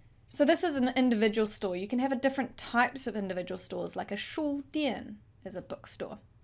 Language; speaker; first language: English; native; English